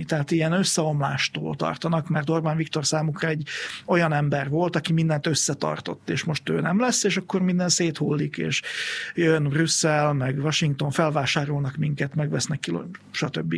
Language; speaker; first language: Hungarian; native; Hungarian